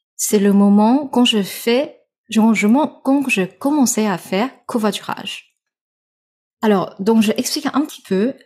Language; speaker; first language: French; non-native, fluent; Chinese